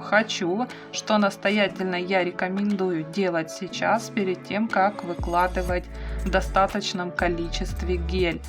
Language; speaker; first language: Russian; native; Russian